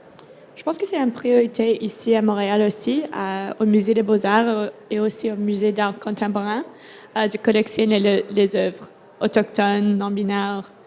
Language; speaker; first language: French; non-native, local second language; English